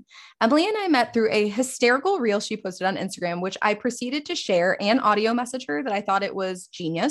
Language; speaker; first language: English; native; English